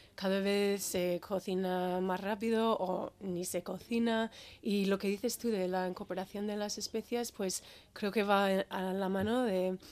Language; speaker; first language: Spanish; non-native, fluent; English